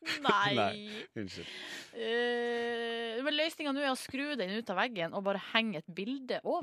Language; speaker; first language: Norwegian; native; Norwegian